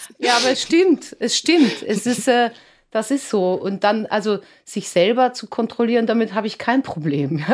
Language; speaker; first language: German; early bilingual, other home language; Serbian